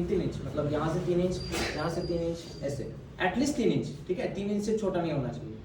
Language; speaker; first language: Hindi; non-native, local second language; Marathi